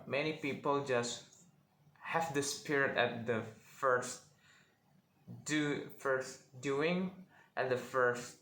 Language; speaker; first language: English; non-native, learner; Indonesian